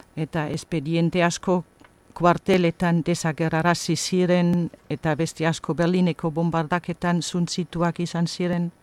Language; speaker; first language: Basque; non-native, fluent; German